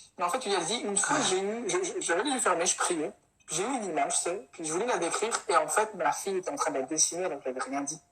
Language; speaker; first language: French; native; French